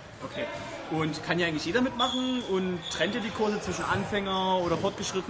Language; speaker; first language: German; native; German